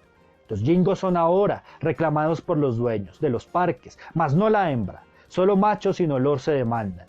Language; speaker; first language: Spanish; native; Spanish